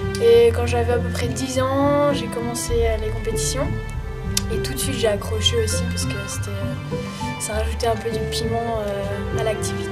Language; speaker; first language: French; native; French